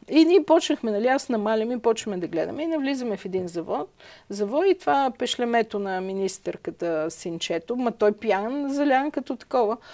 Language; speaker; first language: Bulgarian; native; Bulgarian